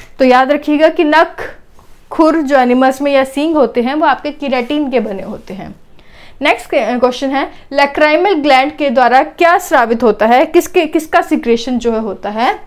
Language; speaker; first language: Hindi; native; Hindi